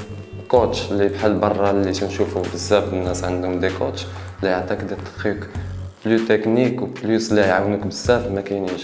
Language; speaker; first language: Arabic; native; Arabic